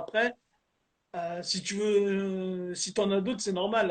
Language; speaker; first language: French; native; French